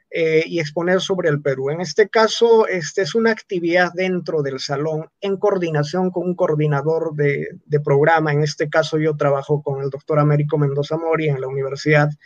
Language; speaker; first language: Spanish; non-native, local second language; Quechua